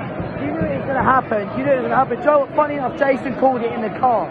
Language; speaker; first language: English; native; English